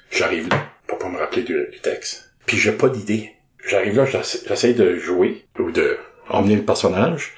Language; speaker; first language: French; native; French